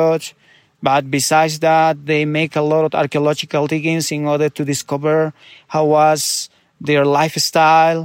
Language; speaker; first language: English; non-native, fluent; Spanish